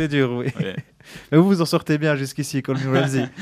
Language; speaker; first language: French; native; French